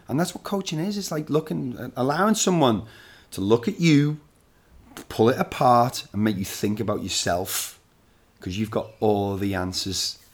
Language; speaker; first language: English; native; English